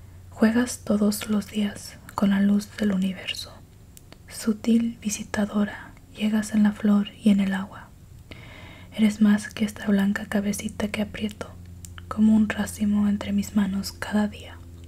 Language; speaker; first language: Spanish; early bilingual, heritage; Spanish